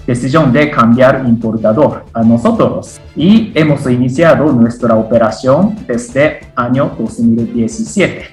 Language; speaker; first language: Spanish; non-native, fluent; Japanese